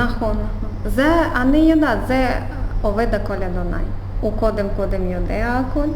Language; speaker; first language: Hebrew; non-native, learner; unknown